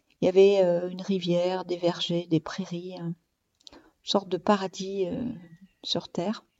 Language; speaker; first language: French; native; French